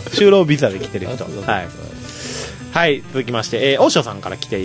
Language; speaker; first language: Japanese; native; Japanese